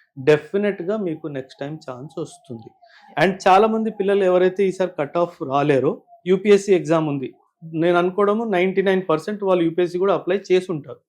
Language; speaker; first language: Telugu; non-native, local second language; Punjabi